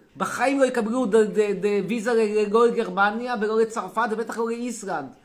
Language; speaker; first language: Hebrew; native; Hebrew